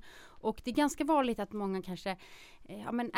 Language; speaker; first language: Swedish; native; Swedish